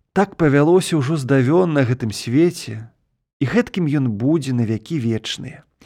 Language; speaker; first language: Belarusian; native; Belarusian